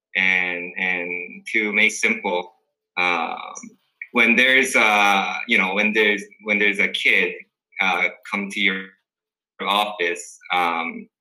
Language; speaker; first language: English; early bilingual, other home language; Korean